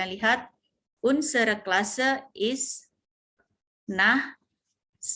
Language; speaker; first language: German; non-native, fluent; Indonesian